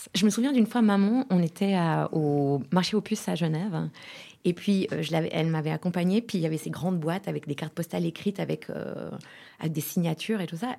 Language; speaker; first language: French; native; French